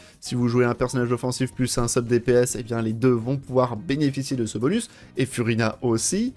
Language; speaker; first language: French; native; French